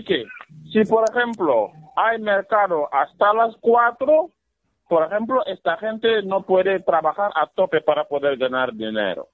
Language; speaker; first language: Spanish; non-native, fluent; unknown